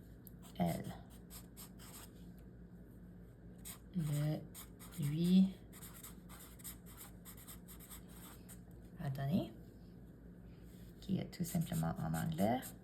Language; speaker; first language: French; non-native, fluent; English